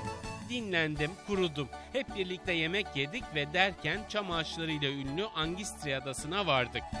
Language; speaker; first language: Turkish; native; Turkish